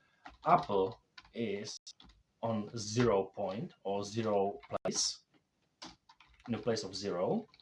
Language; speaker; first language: English; non-native, fluent; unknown